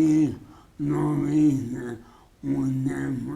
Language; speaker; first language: Spanish; non-native, fluent; English